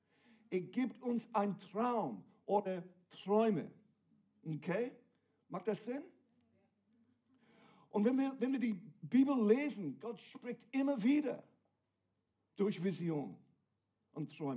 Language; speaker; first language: German; non-native, fluent; English